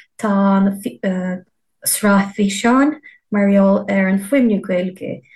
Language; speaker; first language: Irish; non-native, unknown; Ukrainian